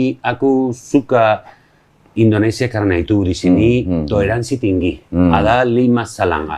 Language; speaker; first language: Indonesian; non-native, learner; Spanish